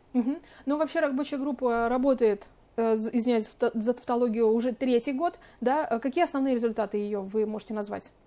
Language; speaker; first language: Russian; native; Russian